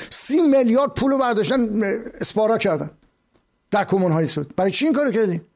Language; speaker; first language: Persian; native; Persian